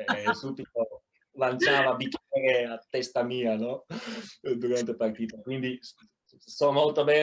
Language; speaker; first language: Italian; non-native, fluent; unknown